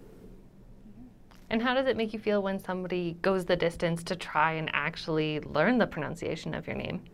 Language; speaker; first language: English; native; English